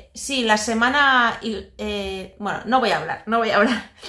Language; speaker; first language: Spanish; non-native, local second language; Basque